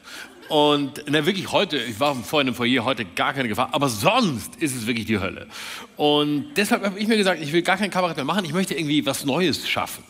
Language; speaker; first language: German; native; German